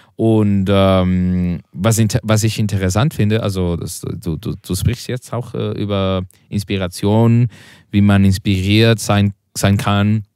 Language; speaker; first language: German; non-native, learner; Spanish